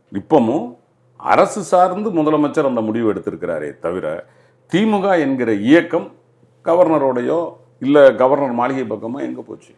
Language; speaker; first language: Tamil; native; Tamil